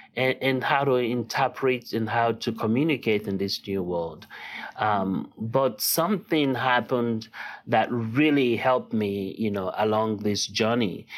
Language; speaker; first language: English; non-native, local second language; Yoruba